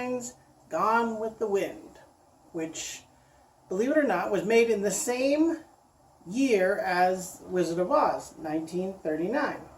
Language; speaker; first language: English; native; English